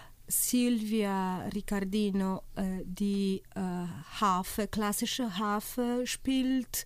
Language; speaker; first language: German; non-native, fluent; Portuguese